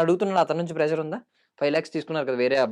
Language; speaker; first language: Telugu; native; Telugu